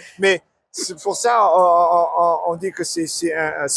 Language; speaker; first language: French; non-native, learner; English